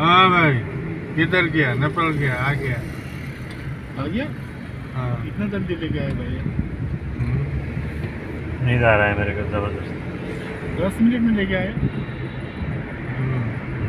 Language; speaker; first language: Hindi; non-native, learner; Nepali